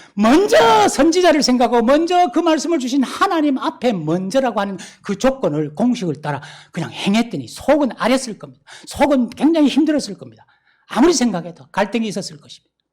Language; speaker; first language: Korean; native; Korean